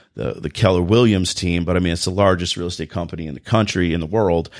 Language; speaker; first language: English; native; English